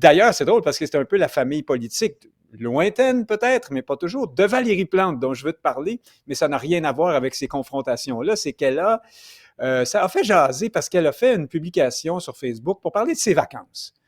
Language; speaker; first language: French; native; French